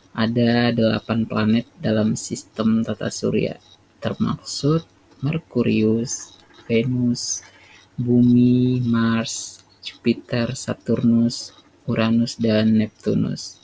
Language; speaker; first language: Indonesian; native; Indonesian